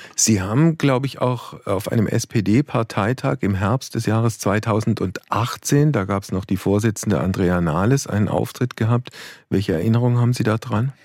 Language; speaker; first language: German; native; German